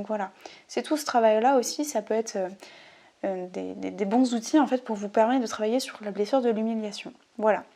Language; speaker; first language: French; native; French